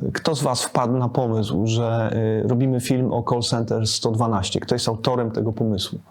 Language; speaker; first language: Polish; native; Polish